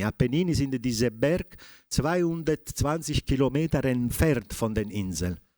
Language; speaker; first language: German; non-native, fluent; Italian